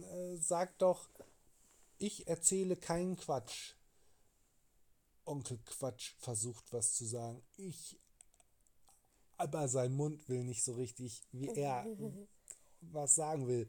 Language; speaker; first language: German; native; German